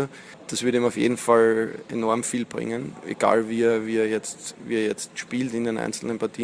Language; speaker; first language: German; native; German